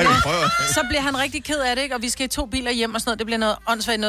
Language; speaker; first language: Danish; native; Danish